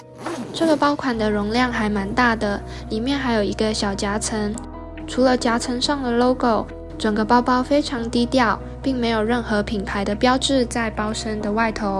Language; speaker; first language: Chinese; native; Chinese